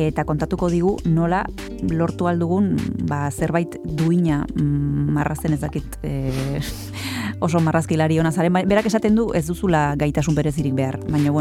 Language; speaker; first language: Basque; native; Basque